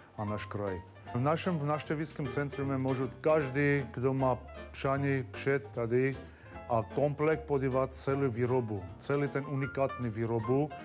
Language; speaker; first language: Czech; non-native, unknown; Armenian